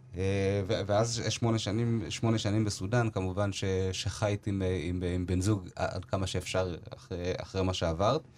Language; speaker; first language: Hebrew; early bilingual, other home language; Amharic